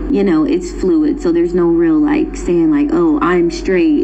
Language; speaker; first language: English; native; English